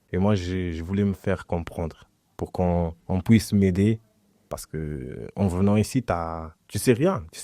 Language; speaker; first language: French; non-native, fluent; Portuguese